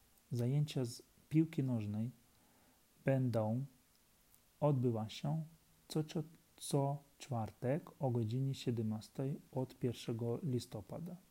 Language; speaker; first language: Polish; non-native, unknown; Ukrainian